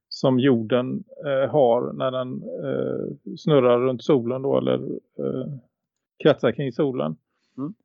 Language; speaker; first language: Swedish; native; Swedish